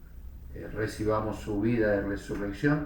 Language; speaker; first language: Spanish; native; Spanish